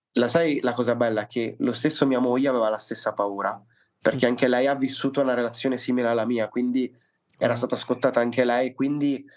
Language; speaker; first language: Italian; native; Italian